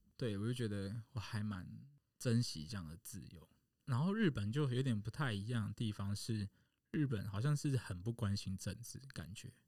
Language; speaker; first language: Chinese; native; Chinese